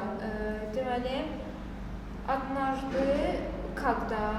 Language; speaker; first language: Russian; non-native, learner; Azerbaijani